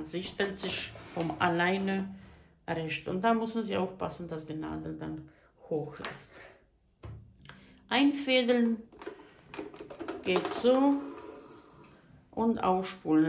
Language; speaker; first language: German; non-native, fluent; Croatian